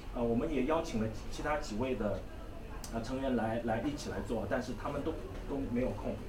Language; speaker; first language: Chinese; native; Chinese